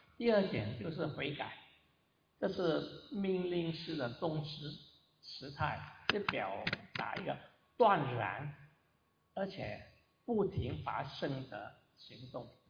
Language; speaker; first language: Chinese; non-native, local second language; Cantonese